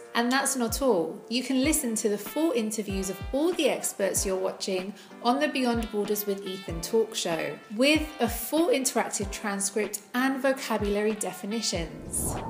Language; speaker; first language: English; native; English